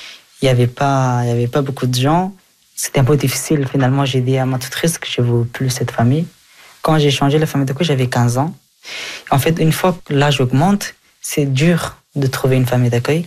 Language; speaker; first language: French; early bilingual, other home language; Persian